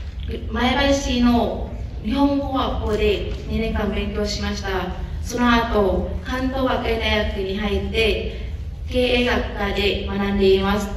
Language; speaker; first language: Japanese; non-native, fluent; Vietnamese